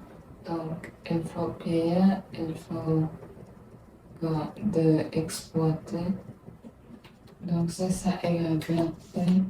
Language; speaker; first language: French; non-native, learner; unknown